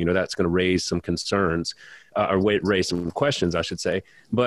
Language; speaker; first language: English; native; English